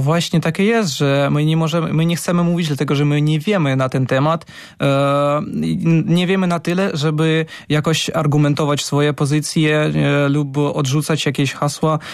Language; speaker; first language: Polish; non-native, fluent; Ukrainian